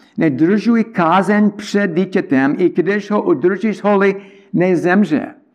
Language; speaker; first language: Czech; non-native, learner; English